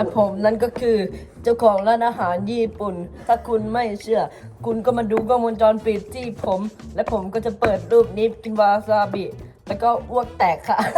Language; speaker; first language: Thai; native; Thai